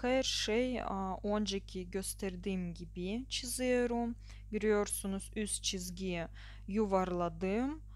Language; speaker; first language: Turkish; non-native, learner; Russian